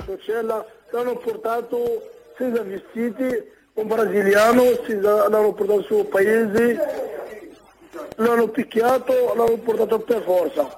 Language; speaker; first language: Italian; non-native, learner; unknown